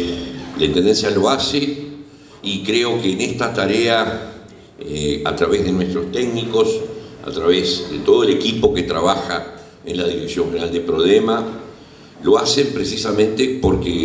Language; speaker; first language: Spanish; native; Spanish